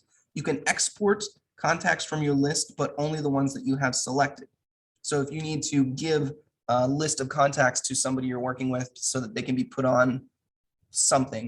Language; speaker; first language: English; native; English